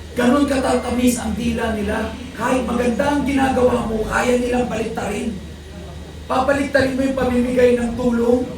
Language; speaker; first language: Filipino; native; Filipino